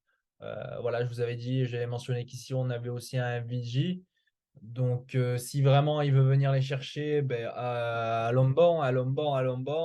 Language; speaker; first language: French; native; French